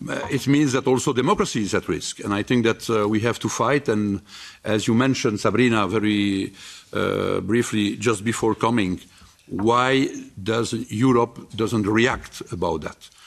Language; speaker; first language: English; non-native, fluent; French